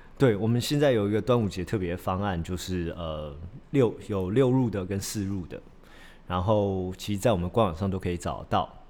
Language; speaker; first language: Chinese; early bilingual, heritage; Chinese